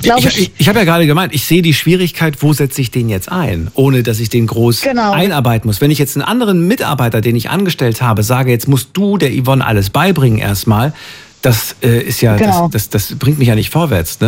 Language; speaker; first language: German; native; German